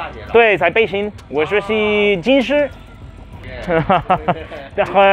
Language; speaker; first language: Chinese; non-native, learner; Spanish